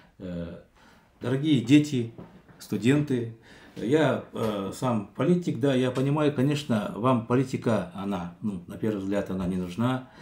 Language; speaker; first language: Russian; non-native, local second language; Kazakh